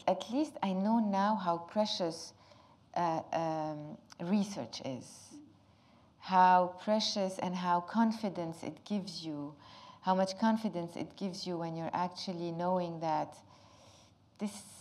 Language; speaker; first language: English; non-native, fluent; Arabic